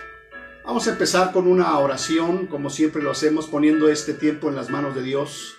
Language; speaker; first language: Spanish; native; Spanish